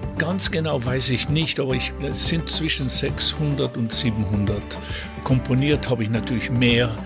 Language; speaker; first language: German; non-native, local second language; Ladin